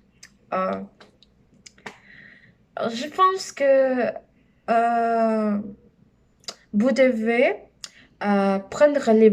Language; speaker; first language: French; non-native, learner; Spanish